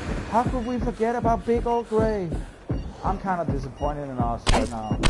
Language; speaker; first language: English; non-native, fluent; Danish